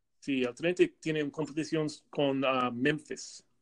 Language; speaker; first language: Spanish; non-native, learner; English